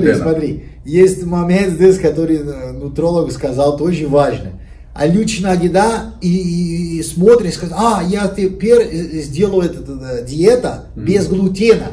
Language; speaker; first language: Russian; non-native, learner; Portuguese